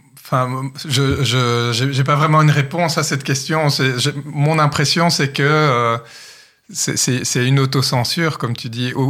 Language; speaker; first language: French; native; French